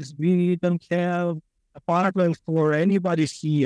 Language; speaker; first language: English; non-native, learner; Ukrainian